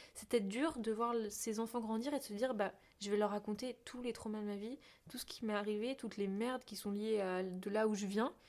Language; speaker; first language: French; native; French